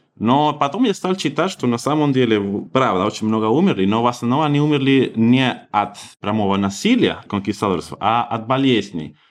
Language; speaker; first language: Russian; non-native, fluent; Spanish